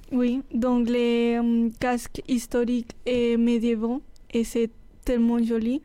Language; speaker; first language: French; non-native, learner; Spanish